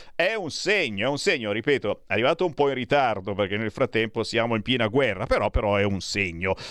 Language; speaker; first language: Italian; native; Italian